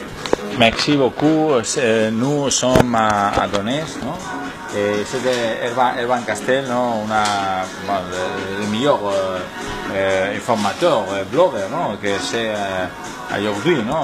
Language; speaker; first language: French; non-native, learner; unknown